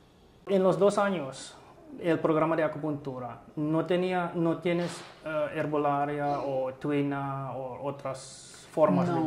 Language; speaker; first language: Spanish; non-native, fluent; English